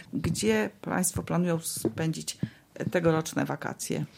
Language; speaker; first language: Polish; native; Polish